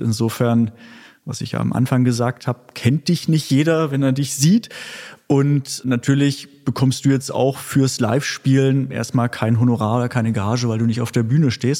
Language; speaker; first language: German; native; German